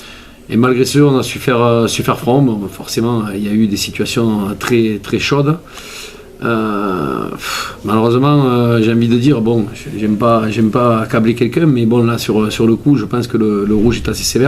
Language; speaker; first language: French; native; French